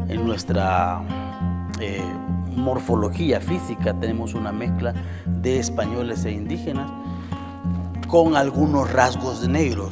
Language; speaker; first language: Spanish; native; Spanish